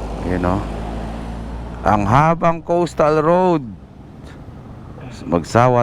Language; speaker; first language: Filipino; native; Filipino